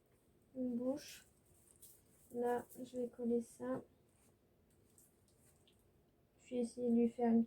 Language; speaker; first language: French; native; French